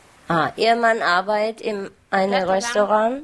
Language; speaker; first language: German; non-native, fluent; Vietnamese